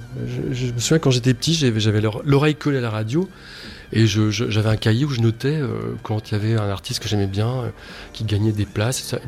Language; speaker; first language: French; native; French